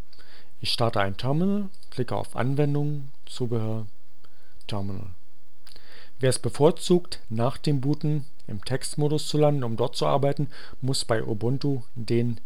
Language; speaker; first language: German; native; German